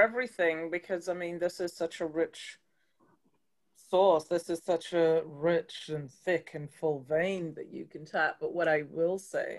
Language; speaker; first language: English; non-native, local second language; Yoruba